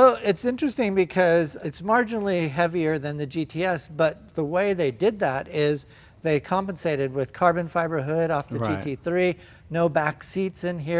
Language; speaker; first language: English; native; English